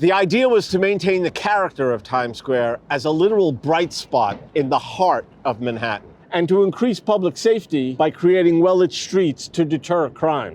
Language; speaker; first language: English; native; English